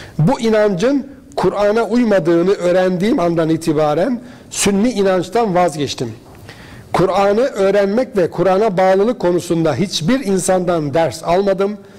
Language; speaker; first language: Turkish; native; Turkish